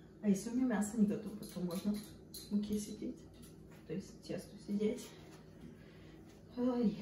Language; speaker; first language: Russian; early bilingual, heritage; Russian